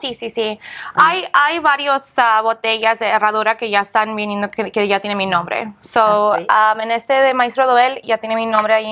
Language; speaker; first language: Spanish; early bilingual, heritage; English